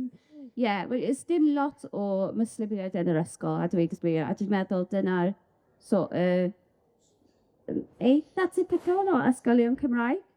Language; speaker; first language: Welsh; non-native, local second language; English